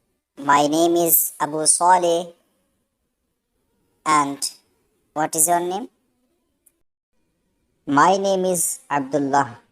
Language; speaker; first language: English; non-native, learner; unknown